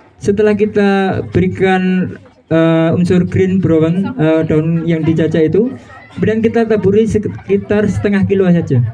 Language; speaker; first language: Indonesian; non-native, local second language; Javanese